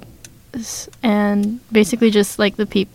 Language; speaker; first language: English; non-native, local second language; Filipino